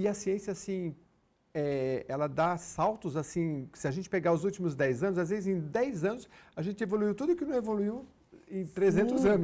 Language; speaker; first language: Portuguese; native; Portuguese